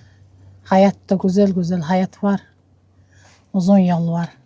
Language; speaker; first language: Turkish; non-native, learner; Mongolian